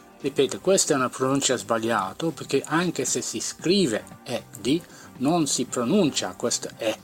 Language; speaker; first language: Italian; non-native, fluent; English